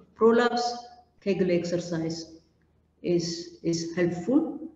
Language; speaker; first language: English; non-native, local second language; Amharic